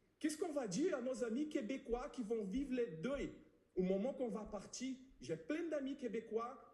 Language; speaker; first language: French; non-native, fluent; Portuguese